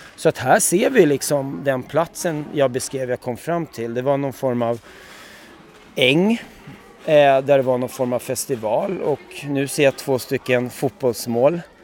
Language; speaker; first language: Swedish; early bilingual, other home language; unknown